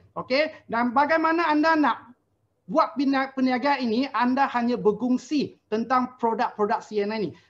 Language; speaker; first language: Malay; non-native, local second language; Chinese